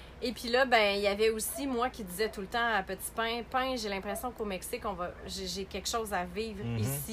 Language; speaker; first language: French; native; French